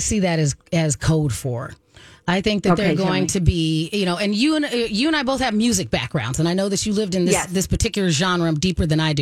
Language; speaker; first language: English; native; English